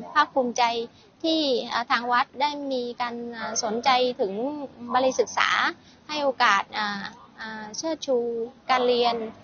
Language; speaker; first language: Thai; non-native, fluent; Vietnamese